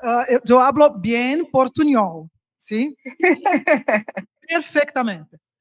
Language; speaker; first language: Spanish; non-native, learner; Portuguese